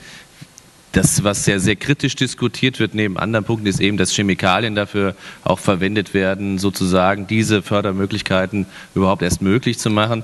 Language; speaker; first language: German; native; German